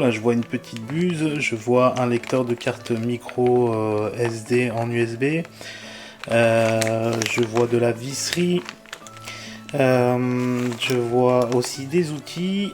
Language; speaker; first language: French; native; French